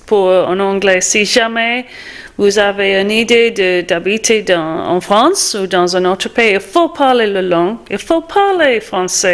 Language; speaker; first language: French; non-native, fluent; English